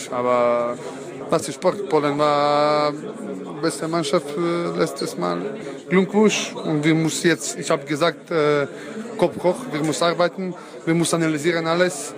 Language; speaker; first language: German; non-native, learner; Croatian